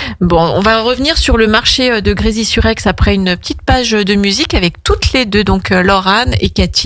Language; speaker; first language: French; native; French